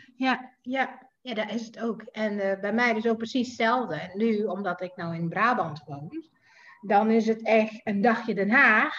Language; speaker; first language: Dutch; non-native, fluent; Indonesian